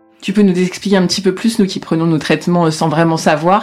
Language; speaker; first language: French; native; French